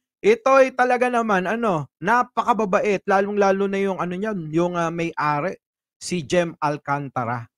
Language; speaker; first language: Filipino; native; Filipino